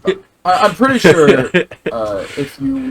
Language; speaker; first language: English; native; English